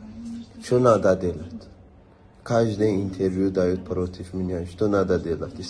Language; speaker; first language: Russian; non-native, local second language; Persian